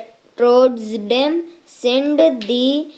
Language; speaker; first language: German; non-native, learner; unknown